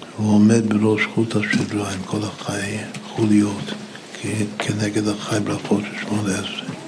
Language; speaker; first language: Hebrew; non-native, fluent; English